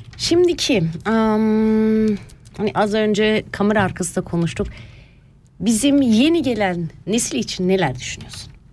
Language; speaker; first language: Turkish; early bilingual, heritage; Turkish